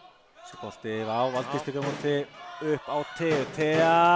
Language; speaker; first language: Icelandic; native; Icelandic